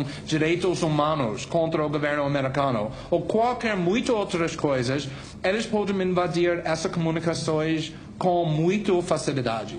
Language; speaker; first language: Portuguese; non-native, fluent; English